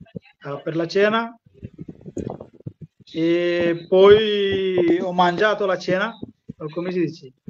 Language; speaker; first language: Italian; non-native, learner; Bangla